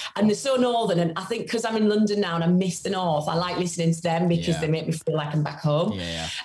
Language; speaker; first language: English; native; English